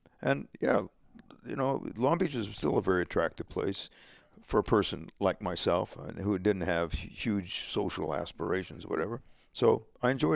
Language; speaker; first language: English; native; English